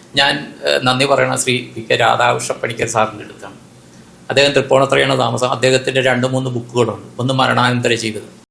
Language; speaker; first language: Malayalam; non-native, local second language; Konkani